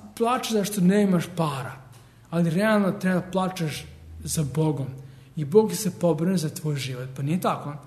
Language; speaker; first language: Serbian; early bilingual, heritage; Serbian